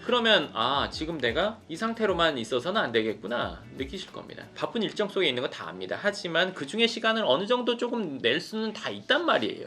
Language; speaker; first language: Korean; native; Korean